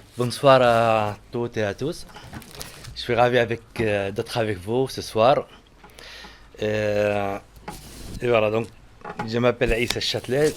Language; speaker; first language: French; non-native, fluent; Arabic